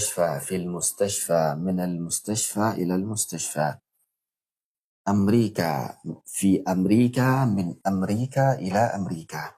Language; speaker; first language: Arabic; non-native, fluent; Yoruba